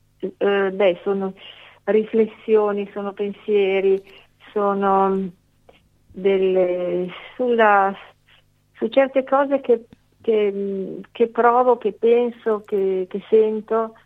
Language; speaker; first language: Italian; native; Italian